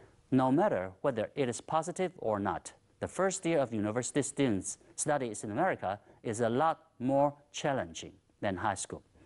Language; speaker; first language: English; non-native, fluent; Chinese